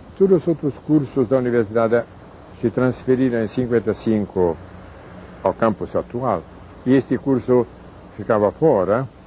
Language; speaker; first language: Portuguese; non-native, fluent; Hungarian